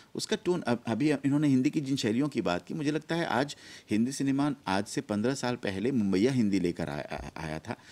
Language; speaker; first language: Hindi; early bilingual, heritage; Hindi